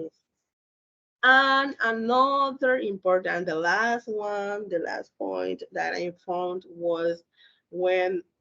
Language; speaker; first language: English; non-native, learner; Spanish